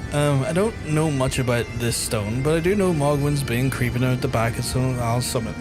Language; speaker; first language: English; native; English